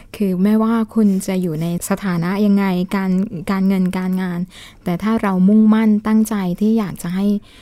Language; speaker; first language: Thai; native; Thai